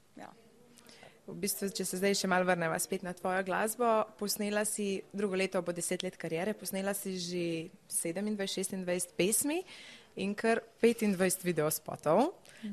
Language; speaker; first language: Slovenian; native; Slovenian